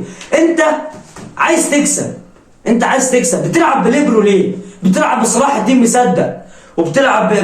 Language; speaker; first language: Arabic; native; Arabic